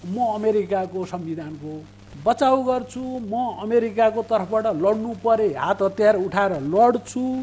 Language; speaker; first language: Nepali; native; Nepali